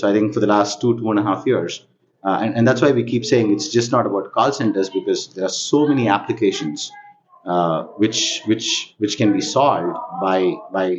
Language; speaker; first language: English; non-native, local second language; Kannada